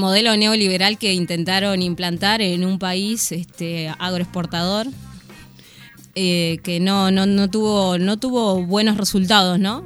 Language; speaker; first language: Spanish; native; Spanish